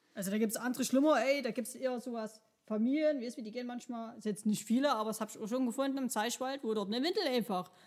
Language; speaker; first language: German; native; German